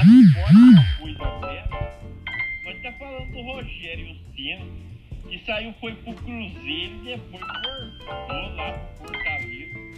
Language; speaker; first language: Portuguese; native; Portuguese